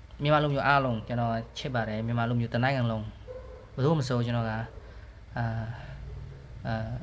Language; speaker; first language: Burmese; non-native, learner; Khmer